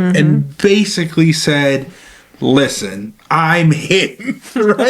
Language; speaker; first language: English; native; English